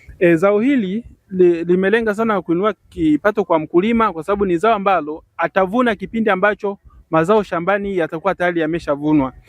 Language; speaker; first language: Swahili; native; Swahili